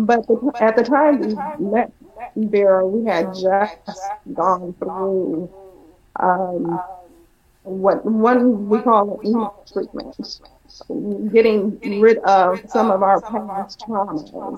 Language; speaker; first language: English; native; English